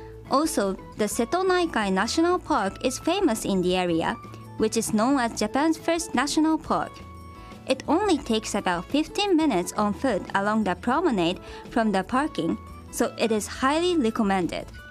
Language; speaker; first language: English; non-native, fluent; Japanese